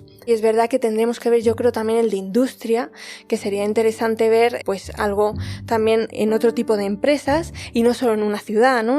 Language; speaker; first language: Spanish; native; Spanish